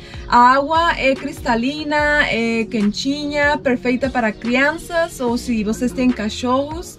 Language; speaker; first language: Portuguese; non-native, fluent; Spanish